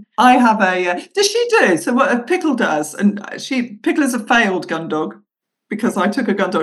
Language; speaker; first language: English; native; English